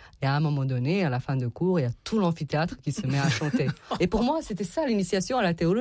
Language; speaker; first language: French; non-native, fluent; Serbian